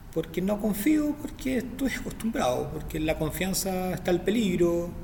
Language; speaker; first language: Spanish; native; Spanish